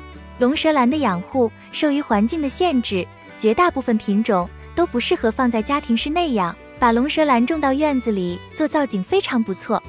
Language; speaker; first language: Chinese; native; Chinese